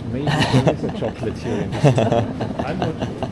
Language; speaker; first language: English; non-native, fluent; German